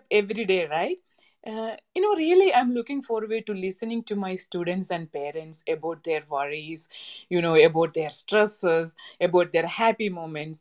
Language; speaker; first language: English; non-native, local second language; Malayalam